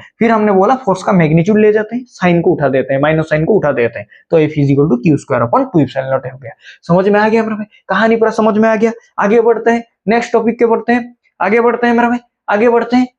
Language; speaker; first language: Hindi; non-native, local second language; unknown